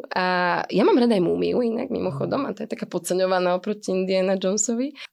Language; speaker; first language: Slovak; native; Slovak